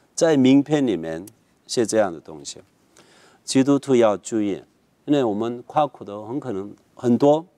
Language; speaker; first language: Chinese; non-native, fluent; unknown